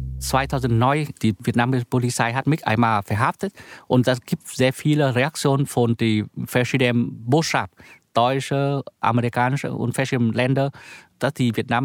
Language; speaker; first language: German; non-native, learner; Vietnamese